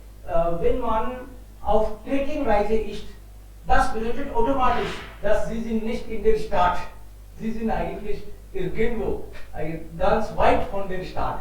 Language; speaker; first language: German; non-native, fluent; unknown